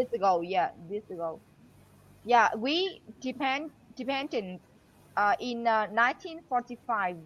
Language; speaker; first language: English; non-native, learner; Vietnamese